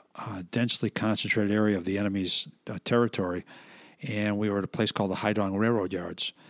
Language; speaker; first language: English; native; English